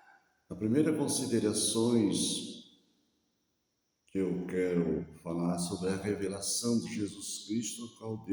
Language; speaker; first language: Portuguese; native; Portuguese